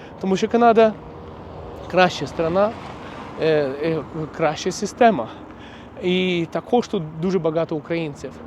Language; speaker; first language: Ukrainian; non-native, local second language; Russian